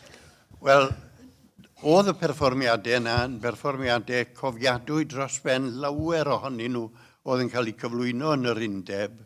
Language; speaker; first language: Welsh; native; Welsh